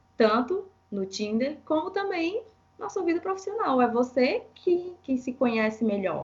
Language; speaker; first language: Portuguese; native; Portuguese